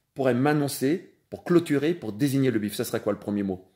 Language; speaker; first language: French; native; French